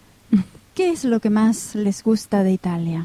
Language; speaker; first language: Spanish; native; Spanish